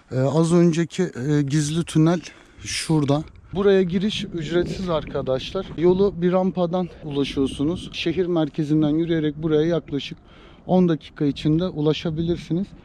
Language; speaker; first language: Turkish; native; Turkish